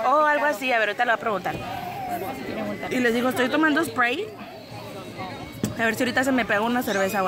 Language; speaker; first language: Spanish; native; Spanish